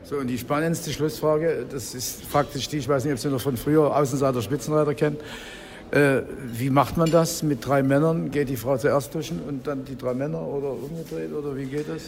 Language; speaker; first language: German; native; German